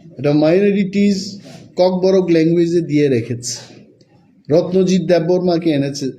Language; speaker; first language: Bangla; non-native, local second language; Kok Borok